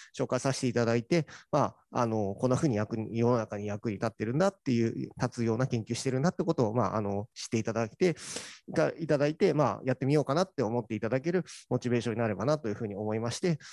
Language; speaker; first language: Japanese; native; Japanese